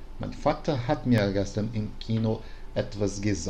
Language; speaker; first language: German; non-native, fluent; Portuguese